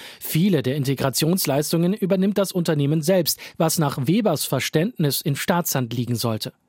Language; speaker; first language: German; native; German